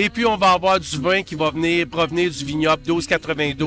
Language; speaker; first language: French; native; French